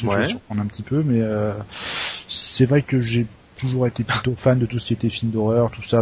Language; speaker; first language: French; native; French